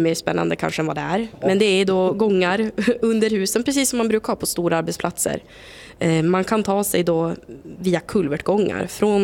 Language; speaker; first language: Swedish; native; Swedish